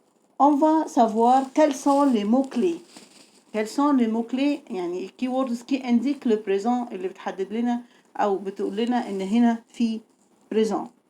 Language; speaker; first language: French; non-native, fluent; Arabic